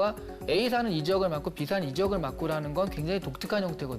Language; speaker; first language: Korean; native; Korean